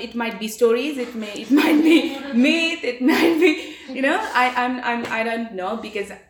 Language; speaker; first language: English; non-native, local second language; Bangla